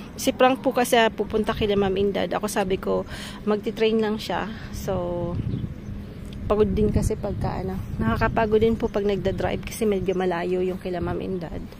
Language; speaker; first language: Filipino; native; Filipino